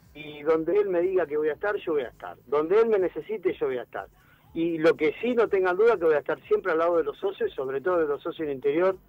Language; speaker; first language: Spanish; native; Spanish